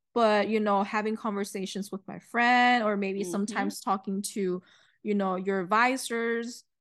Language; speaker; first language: English; early bilingual, other home language; Chinese